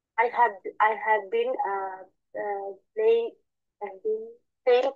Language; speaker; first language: English; non-native, learner; Bangla